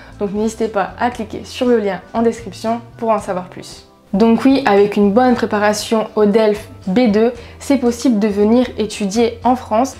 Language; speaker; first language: French; native; French